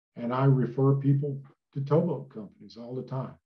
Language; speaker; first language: English; native; English